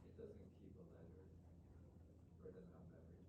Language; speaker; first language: English; native; English